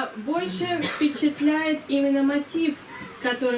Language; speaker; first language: Russian; native; Russian